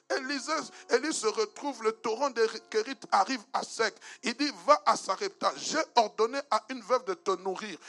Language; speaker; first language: French; non-native, local second language; Lingala